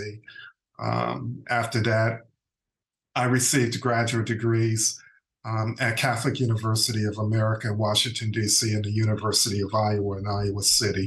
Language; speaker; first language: English; native; English